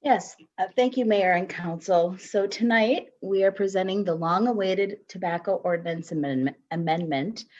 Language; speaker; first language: English; native; English